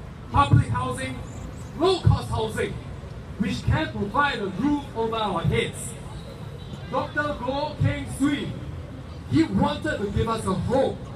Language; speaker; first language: English; native; English